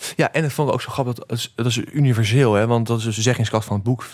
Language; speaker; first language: Dutch; native; Dutch